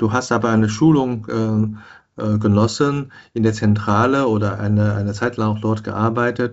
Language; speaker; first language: German; non-native, fluent; Chinese